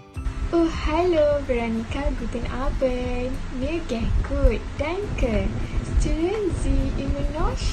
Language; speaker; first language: German; non-native, learner; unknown